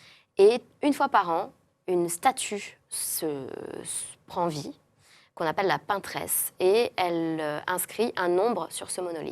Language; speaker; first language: French; native; French